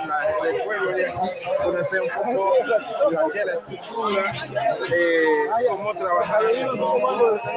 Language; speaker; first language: Spanish; non-native, learner; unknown